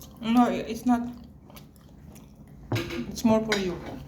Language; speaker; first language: English; non-native, local second language; Filipino